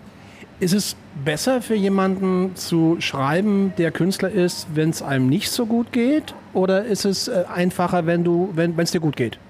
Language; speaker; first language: German; native; German